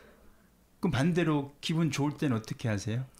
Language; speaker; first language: Korean; native; Korean